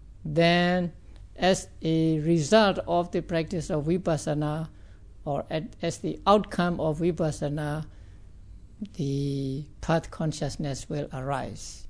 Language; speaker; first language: English; non-native, fluent; Burmese